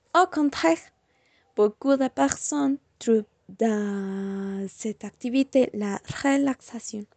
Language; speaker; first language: French; non-native, learner; Spanish